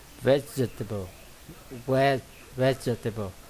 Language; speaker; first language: English; non-native, learner; Vietnamese